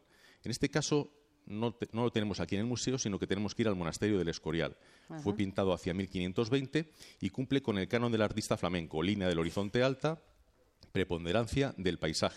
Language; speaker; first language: Spanish; native; Spanish